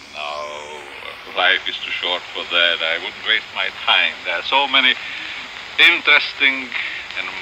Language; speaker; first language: English; non-native, fluent; Hungarian